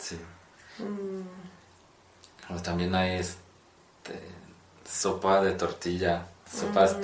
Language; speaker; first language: Spanish; non-native, fluent; Polish